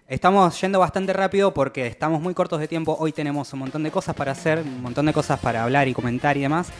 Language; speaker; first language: Spanish; native; Spanish